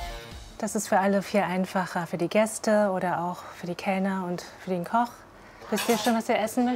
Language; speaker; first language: German; early bilingual, other home language; Cantonese